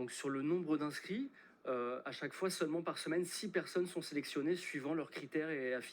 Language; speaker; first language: French; native; French